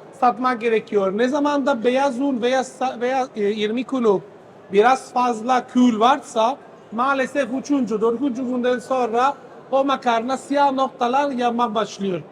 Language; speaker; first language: Turkish; non-native, fluent; Italian